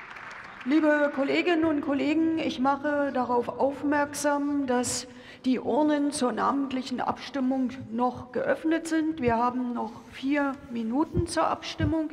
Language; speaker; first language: German; native; German